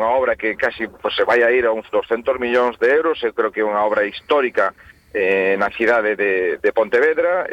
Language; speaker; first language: Galician; non-native, local second language; Spanish